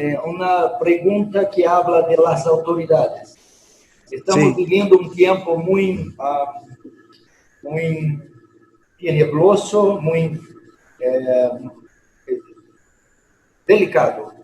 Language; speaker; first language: Spanish; non-native, fluent; Portuguese